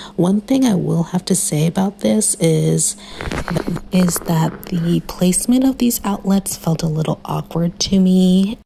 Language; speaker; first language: English; native; English